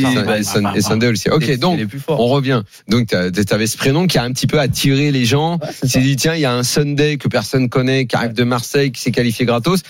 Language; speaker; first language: French; native; French